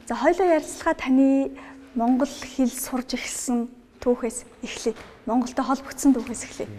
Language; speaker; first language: Mongolian; native; Mongolian